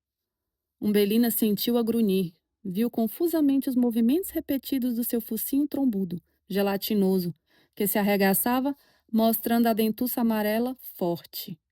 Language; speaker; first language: Portuguese; native; Portuguese